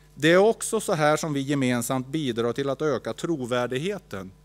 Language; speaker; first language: Swedish; native; Swedish